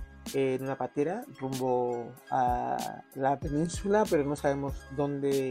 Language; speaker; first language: Spanish; native; Spanish